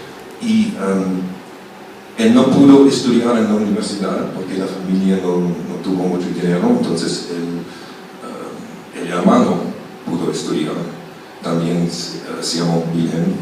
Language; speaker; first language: Spanish; non-native, fluent; German